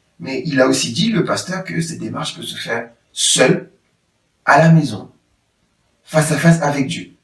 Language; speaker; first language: French; non-native, local second language; Haitian Creole